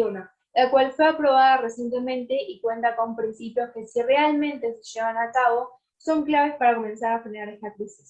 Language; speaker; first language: Spanish; native; Spanish